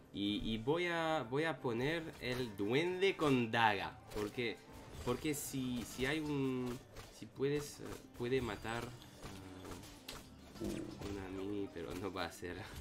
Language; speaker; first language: Spanish; non-native, learner; English